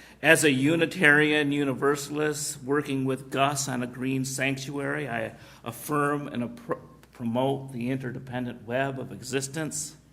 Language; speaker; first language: English; native; English